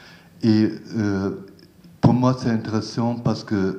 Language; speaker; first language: French; non-native, learner; German